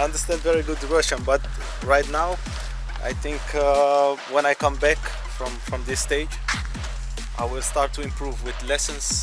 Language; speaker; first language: English; non-native, learner; Portuguese